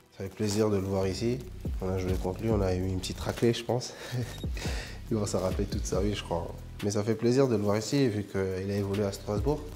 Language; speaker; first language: French; native; French